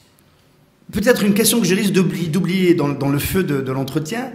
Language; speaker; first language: French; non-native, local second language; Arabic